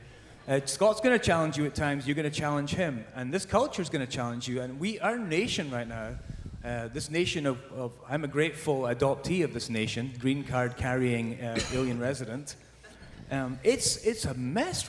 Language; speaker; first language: English; native; English